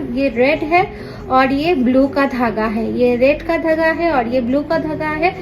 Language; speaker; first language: Hindi; non-native, local second language; Bangla